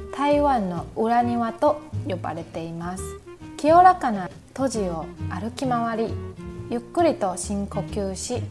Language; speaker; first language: Japanese; non-native, fluent; Chinese